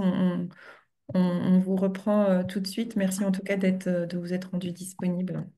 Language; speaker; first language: French; native; French